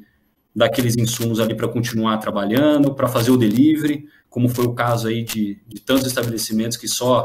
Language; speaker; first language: Portuguese; native; Portuguese